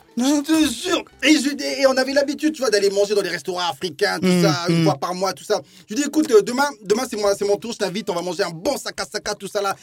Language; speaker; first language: French; early bilingual, other home language; Lingala